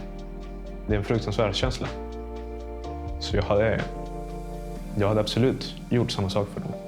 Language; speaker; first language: Swedish; non-native, fluent; Spanish